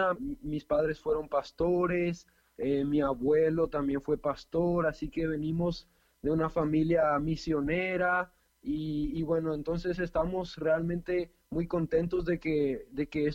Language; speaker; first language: Spanish; native; Spanish